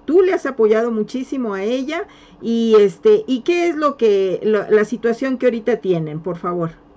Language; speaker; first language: Spanish; native; Spanish